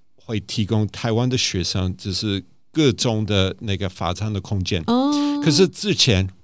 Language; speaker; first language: Chinese; non-native, fluent; German